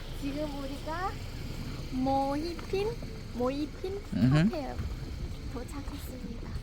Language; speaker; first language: Korean; non-native, fluent; Lao